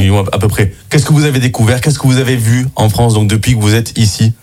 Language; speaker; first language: French; native; French